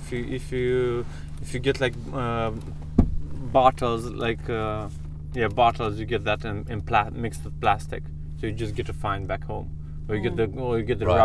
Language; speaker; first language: English; non-native, fluent; Romanian